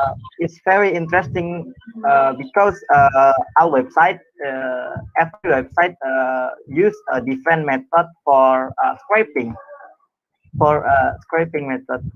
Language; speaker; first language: English; non-native, learner; Indonesian